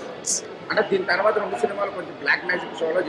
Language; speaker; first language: Telugu; native; Telugu